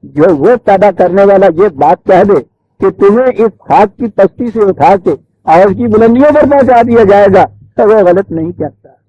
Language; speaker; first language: Urdu; non-native, local second language; Punjabi